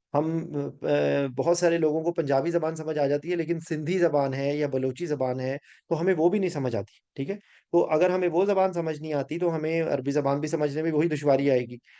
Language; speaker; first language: Urdu; native; Urdu